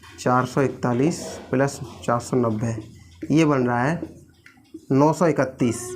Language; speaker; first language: Hindi; native; Hindi